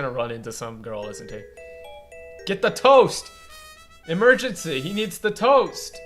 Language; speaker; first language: English; native; English